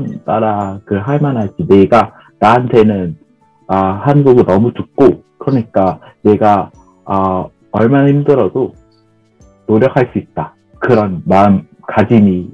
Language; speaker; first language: Korean; non-native, fluent; Vietnamese